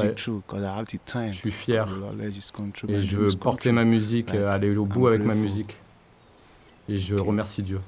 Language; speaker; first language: French; non-native, learner; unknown